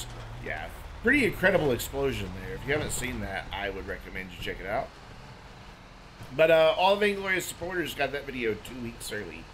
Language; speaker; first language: English; native; English